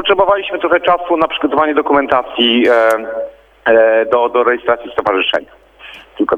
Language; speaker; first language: Polish; native; Polish